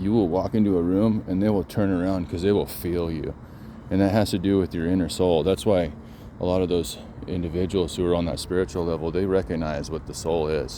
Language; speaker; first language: English; native; English